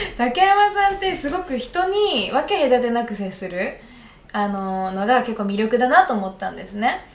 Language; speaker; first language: Japanese; native; Japanese